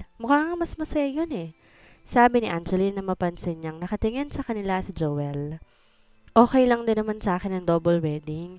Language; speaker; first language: Filipino; native; Filipino